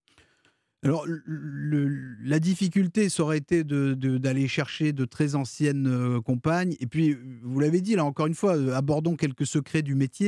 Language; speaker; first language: French; native; French